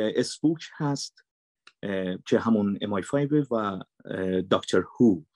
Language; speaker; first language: Persian; native; Persian